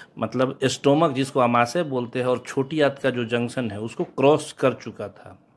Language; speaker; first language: Hindi; native; Hindi